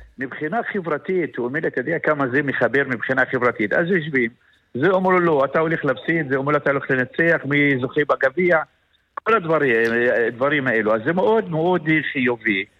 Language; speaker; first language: Hebrew; non-native, local second language; Arabic